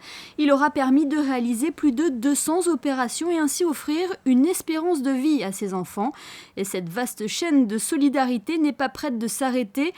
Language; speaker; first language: French; native; French